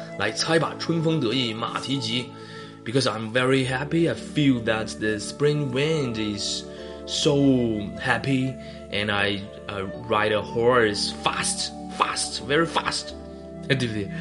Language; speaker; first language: English; non-native, fluent; Chinese